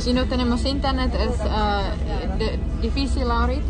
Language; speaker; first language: Spanish; non-native, learner; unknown